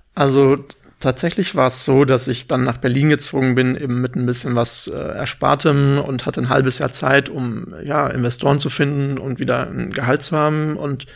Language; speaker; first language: German; native; German